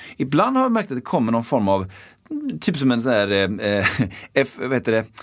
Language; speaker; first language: Swedish; native; Swedish